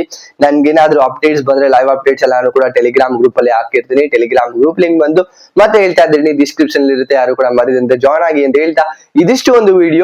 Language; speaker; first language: Kannada; native; Kannada